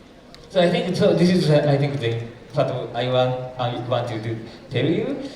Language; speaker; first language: English; non-native, fluent; Japanese